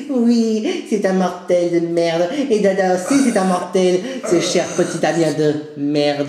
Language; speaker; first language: French; native; French